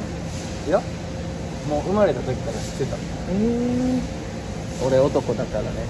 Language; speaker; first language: Japanese; native; Japanese